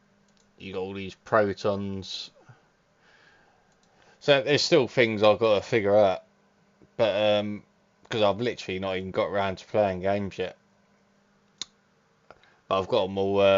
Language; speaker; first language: English; native; English